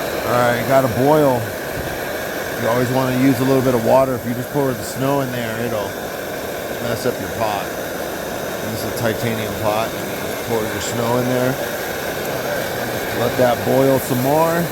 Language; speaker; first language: English; native; English